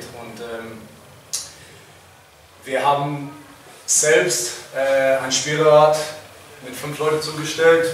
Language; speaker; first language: German; non-native, fluent; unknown